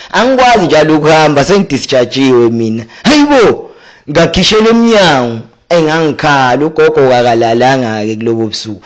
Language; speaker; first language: Zulu; native; Zulu